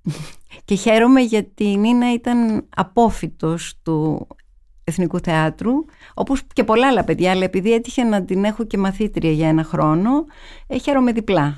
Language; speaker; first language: Greek; native; Greek